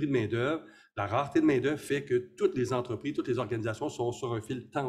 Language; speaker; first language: French; native; French